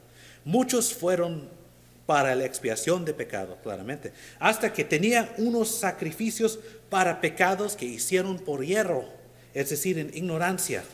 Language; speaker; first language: Spanish; non-native, learner; English